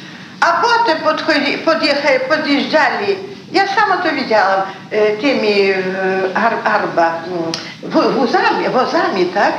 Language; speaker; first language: Polish; early bilingual, heritage; Polish